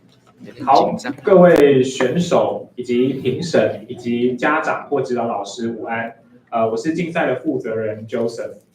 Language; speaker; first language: Chinese; native; Chinese